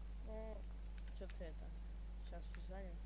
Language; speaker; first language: Russian; native; Russian